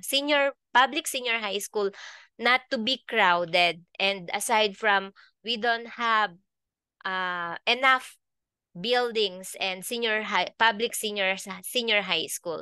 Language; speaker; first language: English; non-native, local second language; Filipino